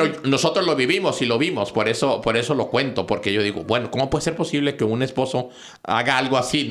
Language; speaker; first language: Spanish; native; Spanish